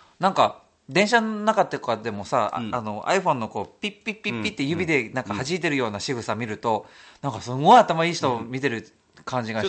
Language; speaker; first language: Japanese; native; Japanese